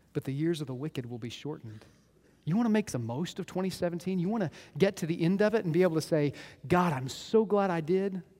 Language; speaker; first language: English; native; English